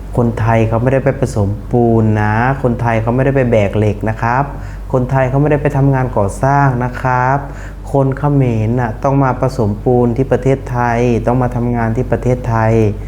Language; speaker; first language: Thai; non-native, fluent; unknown